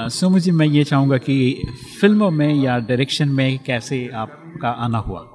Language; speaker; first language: Hindi; native; Hindi